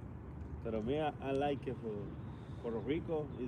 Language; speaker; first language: English; non-native, learner; Spanish